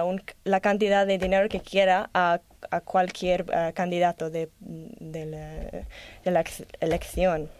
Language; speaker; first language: Spanish; non-native, learner; English